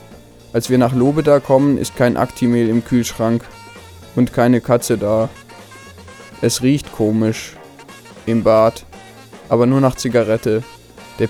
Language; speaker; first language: German; native; German